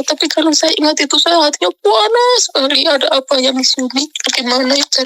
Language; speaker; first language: Indonesian; non-native, local second language; Javanese